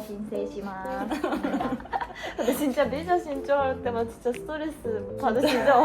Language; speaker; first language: Korean; non-native, fluent; Japanese